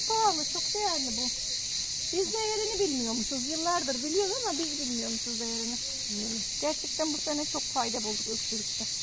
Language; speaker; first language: Turkish; native; Turkish